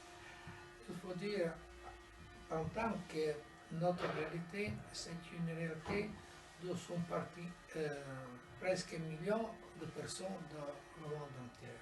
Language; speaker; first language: French; non-native, fluent; Italian